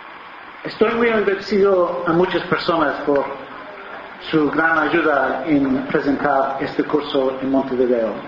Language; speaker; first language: Spanish; non-native, fluent; English